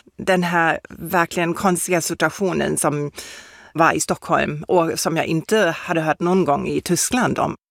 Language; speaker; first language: Swedish; non-native, fluent; German